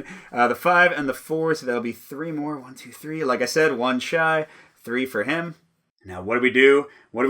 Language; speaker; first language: English; native; English